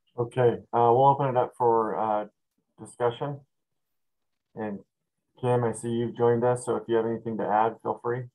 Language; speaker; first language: English; native; English